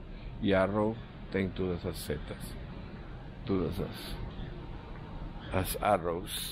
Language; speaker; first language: Portuguese; non-native, fluent; Spanish